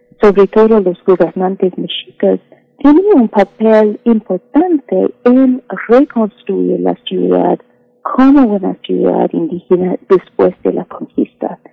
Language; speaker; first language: Spanish; non-native, fluent; English